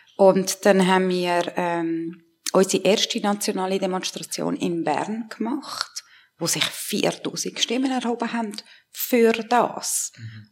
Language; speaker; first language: German; early bilingual, other home language; Persian